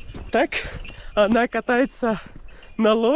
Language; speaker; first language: Russian; non-native, learner; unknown